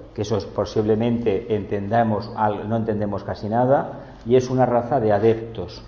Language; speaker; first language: Spanish; native; Spanish